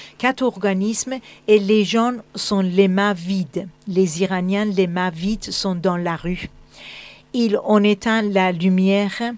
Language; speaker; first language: French; non-native, fluent; Persian